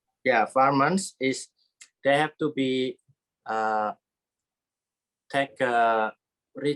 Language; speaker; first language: English; non-native, learner; Indonesian